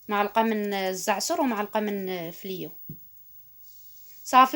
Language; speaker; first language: Arabic; native; Arabic